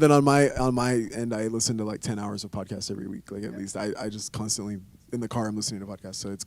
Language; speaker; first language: English; native; English